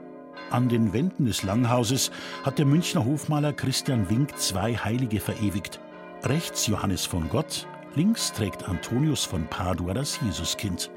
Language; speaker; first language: German; native; German